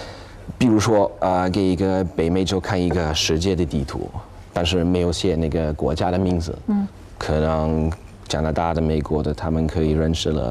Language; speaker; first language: Chinese; non-native, fluent; English